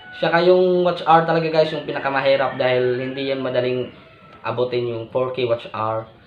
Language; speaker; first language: Filipino; non-native, local second language; Cebuano